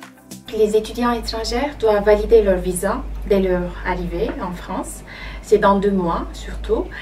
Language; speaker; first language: French; non-native, fluent; Turkish